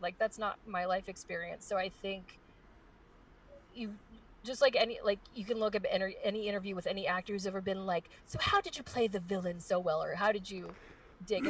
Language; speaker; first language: English; early bilingual, other home language; Spanish